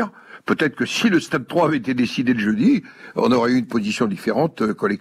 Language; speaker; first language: French; native; French